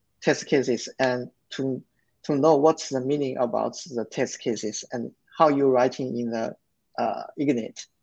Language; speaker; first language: English; non-native, learner; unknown